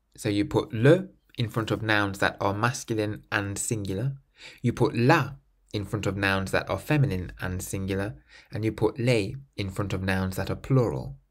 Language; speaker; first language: English; native; English